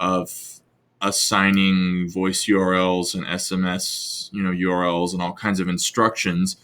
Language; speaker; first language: English; native; English